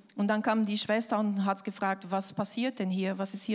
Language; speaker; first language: German; non-native, fluent; Portuguese